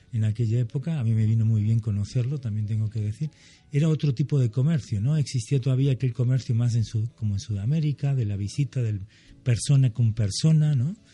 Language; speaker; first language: Spanish; non-native, fluent; German